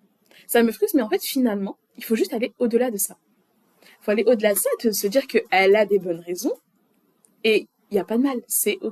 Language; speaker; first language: French; native; French